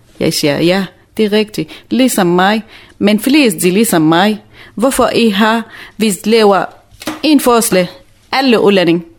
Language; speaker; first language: Danish; non-native, learner; Kurdish